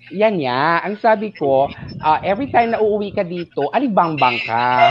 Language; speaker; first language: Filipino; non-native, local second language; Hiligaynon